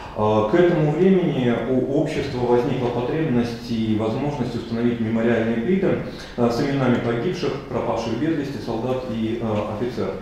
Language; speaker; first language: Russian; native; Russian